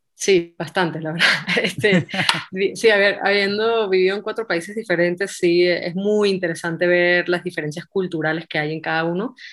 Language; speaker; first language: Spanish; native; Spanish